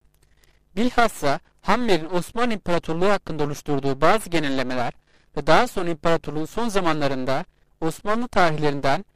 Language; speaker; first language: Turkish; native; Turkish